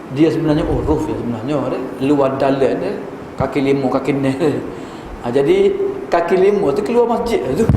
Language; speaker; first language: Malay; native; Malay